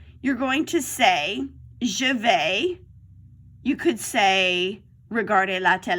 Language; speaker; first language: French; non-native, fluent; English